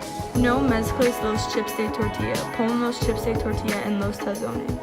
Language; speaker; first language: Spanish; non-native, learner; English